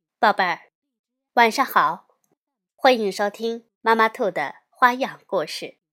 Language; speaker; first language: Chinese; native; Chinese